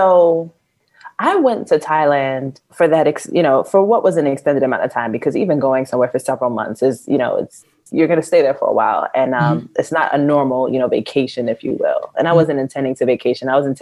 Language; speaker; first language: English; native; English